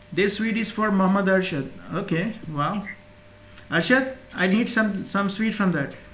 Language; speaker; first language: English; non-native, local second language; Hindi